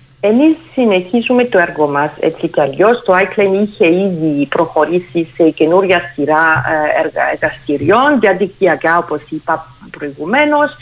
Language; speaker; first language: Greek; non-native, fluent; French